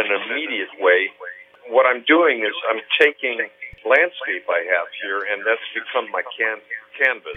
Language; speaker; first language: English; native; English